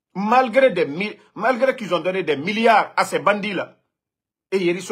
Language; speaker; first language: French; non-native, local second language; Mandingo